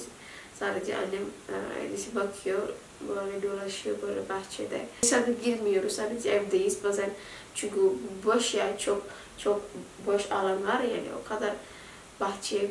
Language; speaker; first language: Turkish; non-native, learner; Indonesian